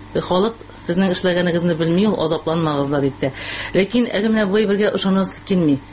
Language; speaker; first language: Tatar; native; Tatar